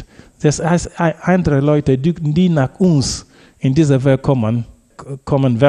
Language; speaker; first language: German; non-native, fluent; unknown